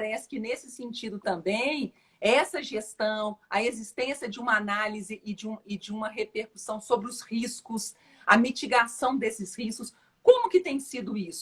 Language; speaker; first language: Portuguese; native; Portuguese